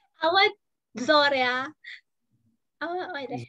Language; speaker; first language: Turkish; non-native, learner; Indonesian